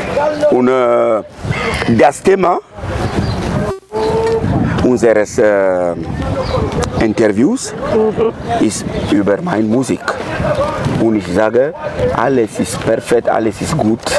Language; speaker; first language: German; non-native, learner; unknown